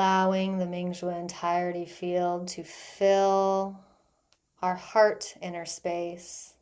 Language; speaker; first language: English; native; English